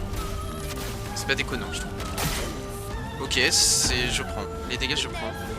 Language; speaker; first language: French; native; French